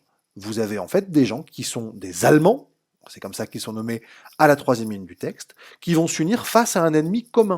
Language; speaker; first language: French; native; French